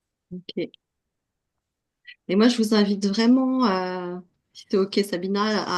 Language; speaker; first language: French; native; French